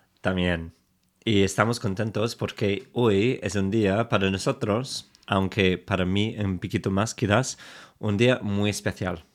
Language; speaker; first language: Spanish; non-native, fluent; English